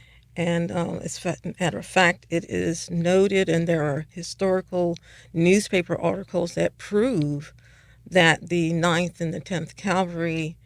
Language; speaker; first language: English; native; English